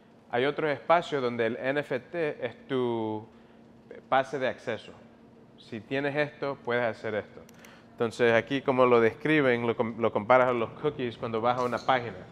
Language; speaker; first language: Spanish; early bilingual, heritage; Spanish